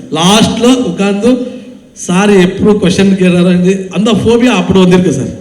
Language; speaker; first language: Tamil; non-native, learner; Kannada